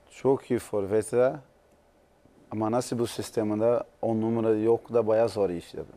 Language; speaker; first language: Turkish; non-native, learner; Portuguese